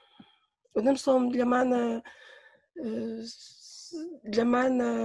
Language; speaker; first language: Ukrainian; native; Ukrainian